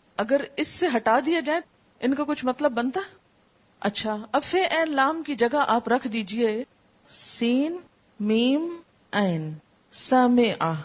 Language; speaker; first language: Urdu; native; Urdu